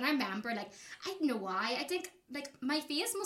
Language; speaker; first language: English; native; English